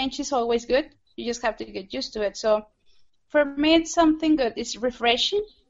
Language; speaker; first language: English; non-native, fluent; Spanish